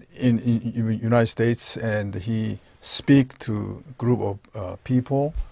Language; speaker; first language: English; non-native, learner; Korean